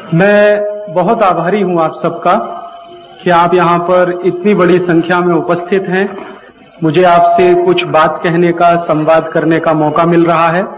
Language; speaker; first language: Hindi; native; Hindi